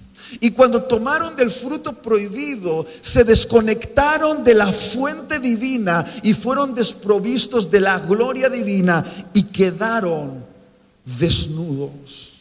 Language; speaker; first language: Spanish; native; Spanish